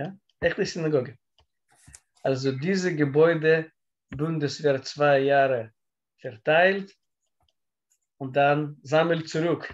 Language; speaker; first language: German; non-native, learner; Russian